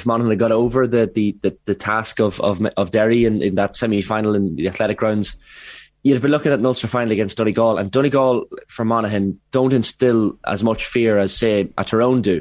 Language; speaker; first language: English; native; English